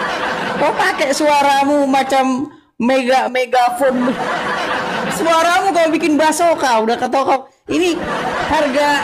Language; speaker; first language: Indonesian; native; Indonesian